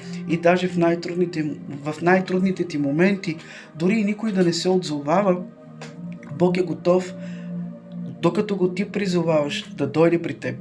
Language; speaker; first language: Bulgarian; native; Bulgarian